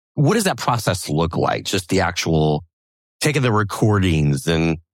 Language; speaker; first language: English; native; English